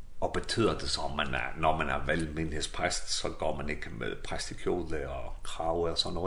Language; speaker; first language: Danish; non-native, local second language; Faroese